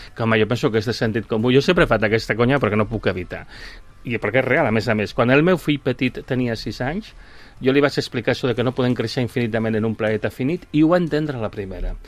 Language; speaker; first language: Catalan; non-native, local second language; Spanish